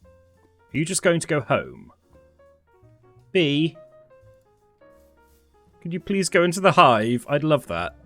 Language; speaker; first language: English; native; English